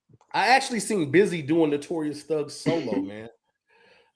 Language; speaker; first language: English; native; English